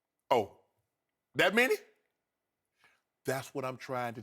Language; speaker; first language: English; native; English